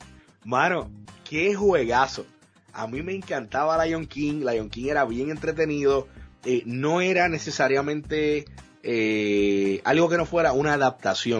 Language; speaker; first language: Spanish; native; Spanish